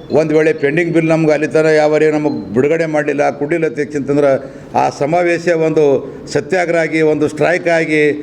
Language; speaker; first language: Kannada; native; Kannada